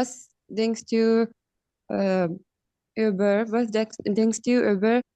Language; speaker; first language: German; non-native, learner; Urdu